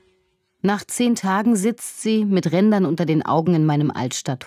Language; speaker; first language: German; native; German